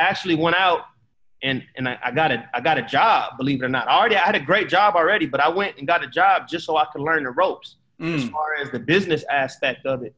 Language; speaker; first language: English; native; English